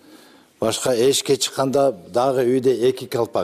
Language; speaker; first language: Kyrgyz; non-native, local second language; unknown